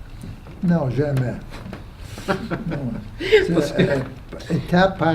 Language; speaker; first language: French; non-native, fluent; English